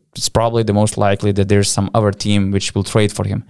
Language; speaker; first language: English; non-native, fluent; Lithuanian